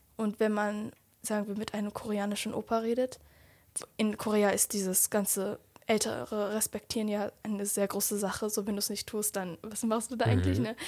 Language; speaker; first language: German; native; German